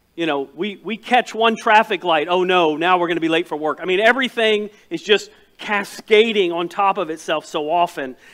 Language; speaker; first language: English; native; English